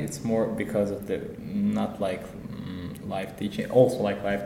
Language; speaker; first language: English; non-native, fluent; Azerbaijani